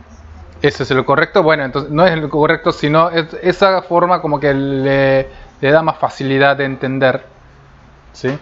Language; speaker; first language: Spanish; non-native, fluent; Korean